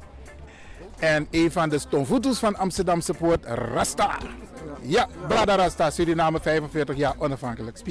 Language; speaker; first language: Dutch; native; Dutch